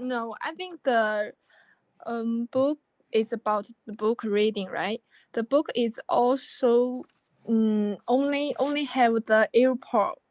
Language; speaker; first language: English; non-native, learner; Chinese